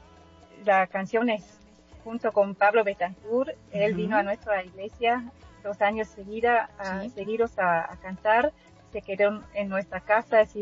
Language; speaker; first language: Spanish; non-native, fluent; Swiss German